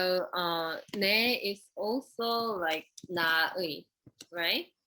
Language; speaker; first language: English; non-native, fluent; Korean